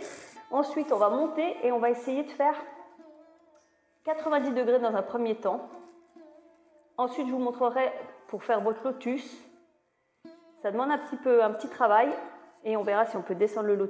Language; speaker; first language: French; native; French